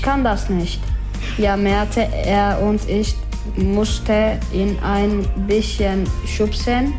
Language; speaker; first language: German; non-native, learner; Turkish